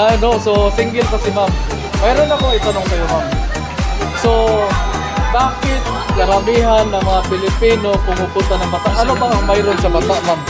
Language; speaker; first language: Filipino; non-native, local second language; Cebuano